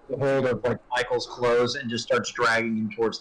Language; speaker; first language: English; native; English